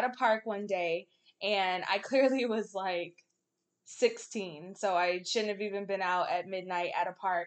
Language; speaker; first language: English; native; English